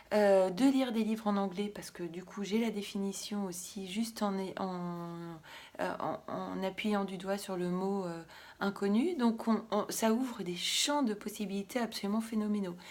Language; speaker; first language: French; native; French